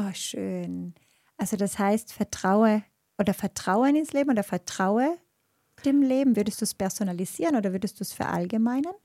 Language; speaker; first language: German; native; German